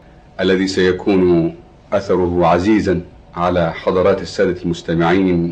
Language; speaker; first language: Arabic; native; Arabic